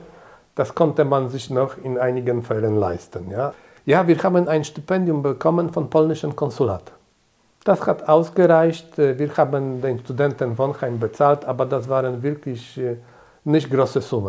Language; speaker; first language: German; non-native, fluent; Polish